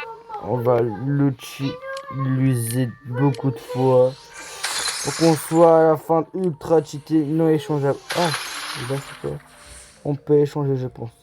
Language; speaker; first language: French; native; French